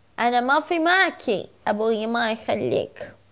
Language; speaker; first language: Arabic; non-native, learner; Turkish